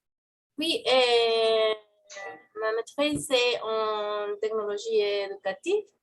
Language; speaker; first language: French; non-native, learner; Spanish